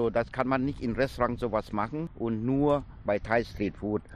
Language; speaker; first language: German; non-native, learner; Thai